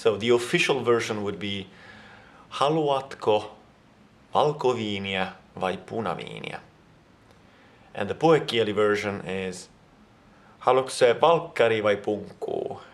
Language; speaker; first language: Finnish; non-native, fluent; Italian